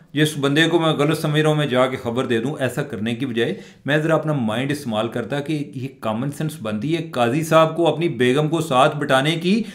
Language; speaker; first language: Urdu; non-native, local second language; Punjabi